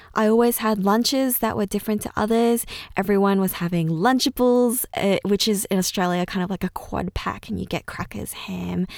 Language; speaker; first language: English; early bilingual, other home language; Cantonese